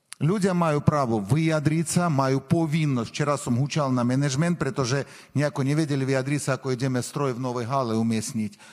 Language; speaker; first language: Slovak; non-native, fluent; Armenian